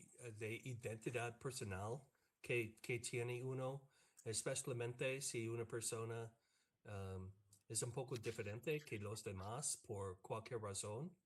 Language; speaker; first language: Spanish; non-native, fluent; English